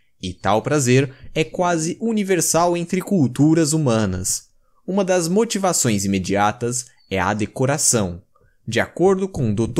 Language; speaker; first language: Portuguese; native; Portuguese